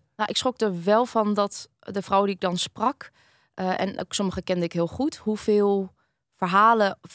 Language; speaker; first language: Dutch; early bilingual, other home language; Vietnamese